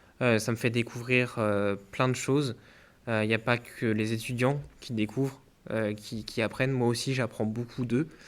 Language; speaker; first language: French; native; French